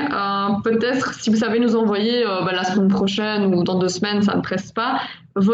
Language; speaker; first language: French; native; French